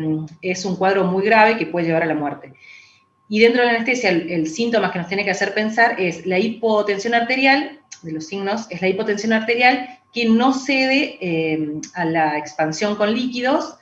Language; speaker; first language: Spanish; native; Spanish